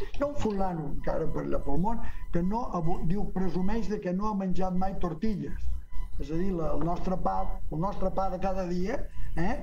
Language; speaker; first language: Catalan; early bilingual, heritage; Catalan